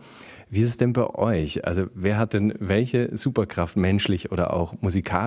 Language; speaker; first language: German; native; German